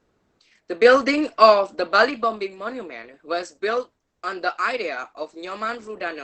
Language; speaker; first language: English; non-native, learner; Indonesian